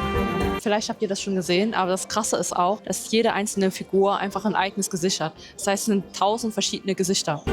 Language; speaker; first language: German; native; German